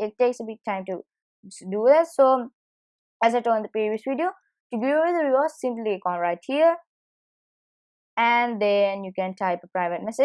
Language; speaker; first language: English; non-native, fluent; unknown